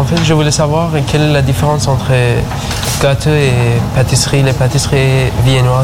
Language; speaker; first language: French; non-native, learner; Persian